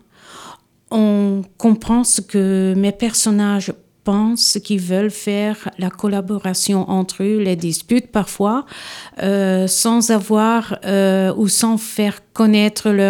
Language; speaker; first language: French; non-native, local second language; Dutch